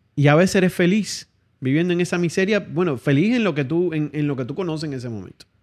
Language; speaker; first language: Spanish; native; Spanish